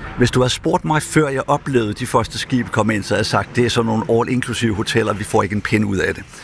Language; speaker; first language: Danish; native; Danish